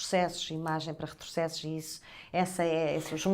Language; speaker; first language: Portuguese; native; Portuguese